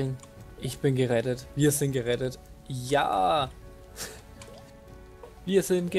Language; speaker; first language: German; native; German